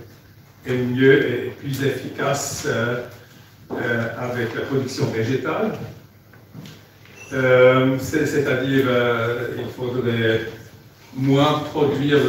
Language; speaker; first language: French; non-native, fluent; German